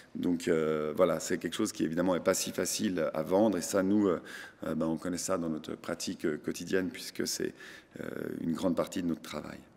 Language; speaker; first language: French; native; French